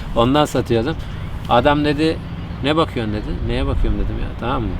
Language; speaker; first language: Turkish; native; Turkish